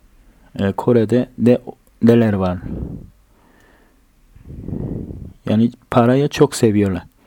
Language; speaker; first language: Turkish; non-native, fluent; Korean